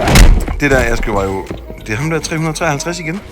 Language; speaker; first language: Danish; native; Danish